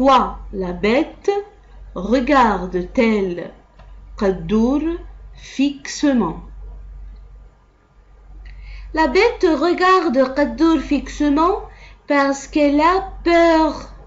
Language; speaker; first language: French; non-native, local second language; Arabic